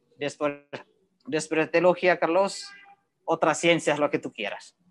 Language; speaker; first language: Spanish; non-native, learner; Indonesian